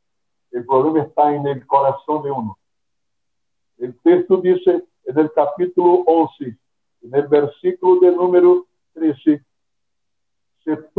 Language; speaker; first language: Spanish; non-native, fluent; Portuguese